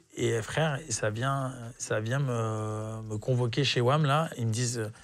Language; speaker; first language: French; native; French